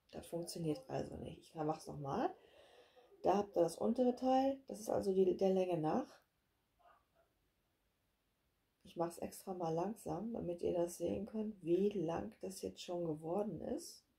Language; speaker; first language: German; native; German